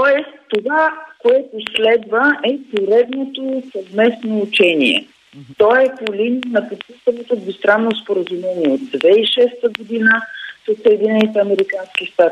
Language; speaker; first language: Bulgarian; native; Bulgarian